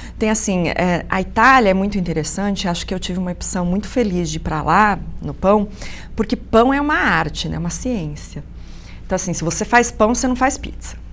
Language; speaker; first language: Portuguese; native; Portuguese